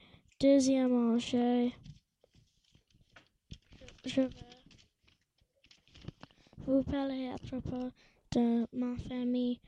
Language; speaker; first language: French; early bilingual, other home language; English